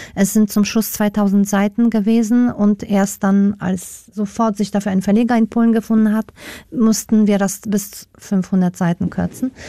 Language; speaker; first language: German; non-native, fluent; Polish